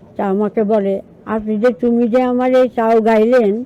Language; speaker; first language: Bangla; native; Bangla